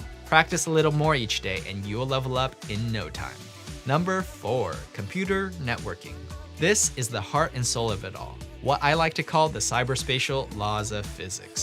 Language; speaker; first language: English; native; English